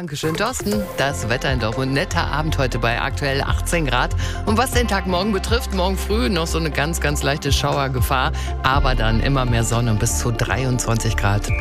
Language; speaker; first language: German; native; German